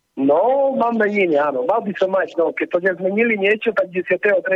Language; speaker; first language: Slovak; non-native, local second language; Rusyn